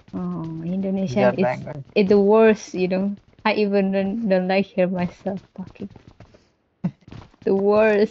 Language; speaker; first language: English; non-native, learner; Indonesian